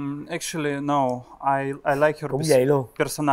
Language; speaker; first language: English; non-native, learner; Russian